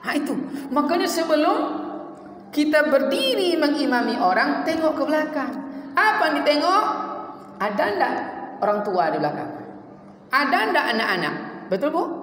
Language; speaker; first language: Malay; native; Malay